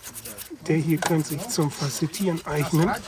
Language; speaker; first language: German; native; German